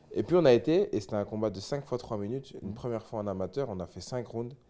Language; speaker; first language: French; native; French